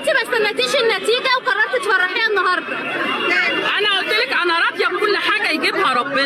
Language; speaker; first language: Arabic; native; Arabic